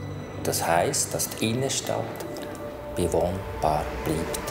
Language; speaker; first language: German; non-native, fluent; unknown